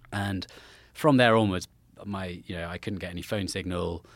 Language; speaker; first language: English; native; English